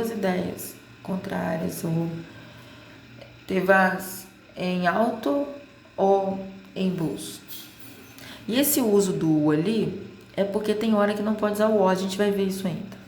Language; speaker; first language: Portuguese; native; Portuguese